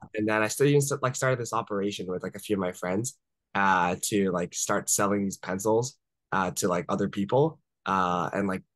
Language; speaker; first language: English; native; English